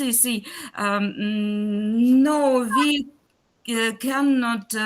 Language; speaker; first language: English; non-native, learner; Ukrainian